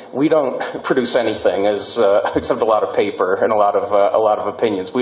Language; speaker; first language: English; native; English